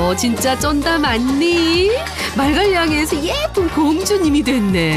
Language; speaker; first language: Korean; native; Korean